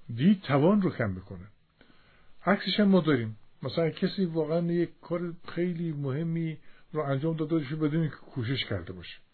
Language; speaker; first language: Persian; native; Persian